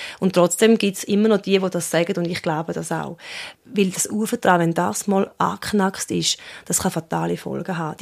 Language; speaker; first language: German; early bilingual, other home language; Swiss German